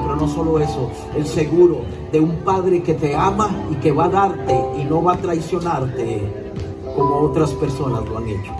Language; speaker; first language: Spanish; native; Spanish